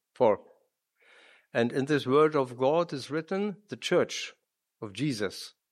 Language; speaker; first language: English; non-native, learner; German